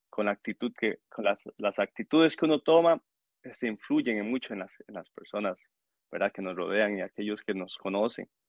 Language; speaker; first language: Spanish; native; Spanish